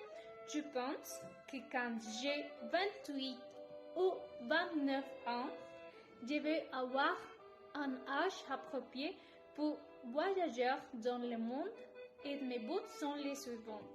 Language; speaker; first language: French; non-native, learner; Spanish